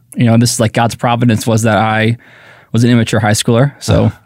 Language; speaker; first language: English; native; English